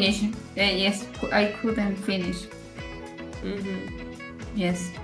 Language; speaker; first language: English; non-native, learner; Spanish